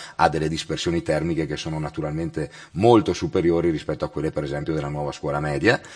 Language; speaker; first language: Italian; native; Italian